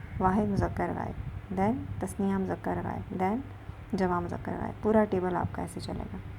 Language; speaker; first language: Urdu; native; Urdu